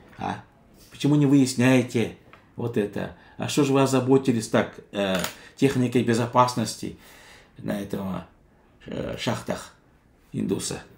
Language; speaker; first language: Russian; non-native, local second language; Kazakh